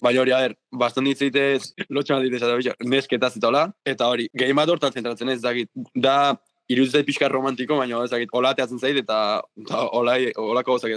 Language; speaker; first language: Basque; native; Basque